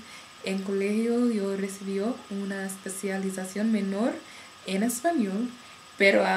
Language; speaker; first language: Spanish; non-native, learner; English